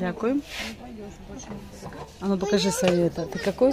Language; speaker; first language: Russian; native; Russian